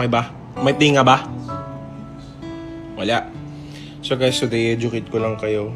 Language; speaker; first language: Filipino; non-native, fluent; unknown